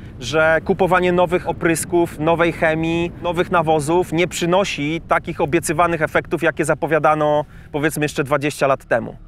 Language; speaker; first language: Polish; native; Polish